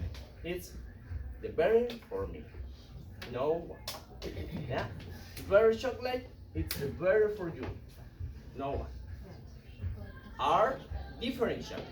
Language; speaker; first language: English; non-native, learner; Spanish